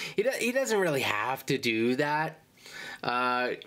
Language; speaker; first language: English; native; English